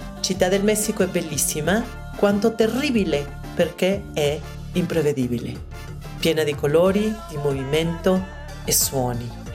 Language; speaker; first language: Italian; early bilingual, heritage; Spanish